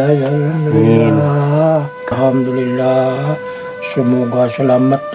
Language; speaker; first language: Indonesian; non-native, local second language; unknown